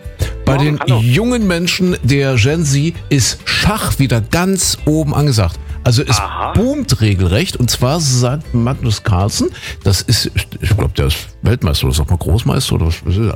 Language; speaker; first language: German; native; German